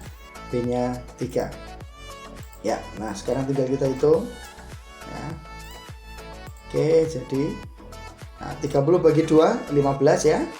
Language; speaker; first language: Indonesian; native; Indonesian